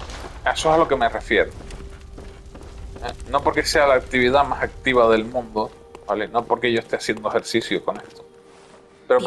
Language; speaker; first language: Spanish; native; Spanish